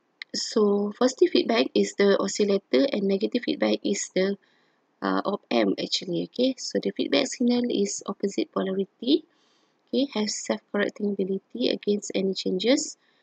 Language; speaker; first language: English; non-native, local second language; Malay